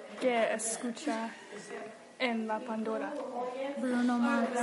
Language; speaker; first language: Spanish; non-native, learner; English